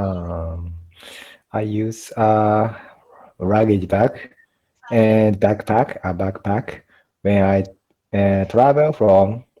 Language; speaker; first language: English; non-native, learner; Japanese